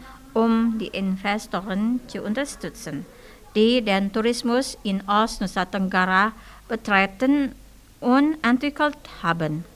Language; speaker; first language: German; non-native, fluent; Indonesian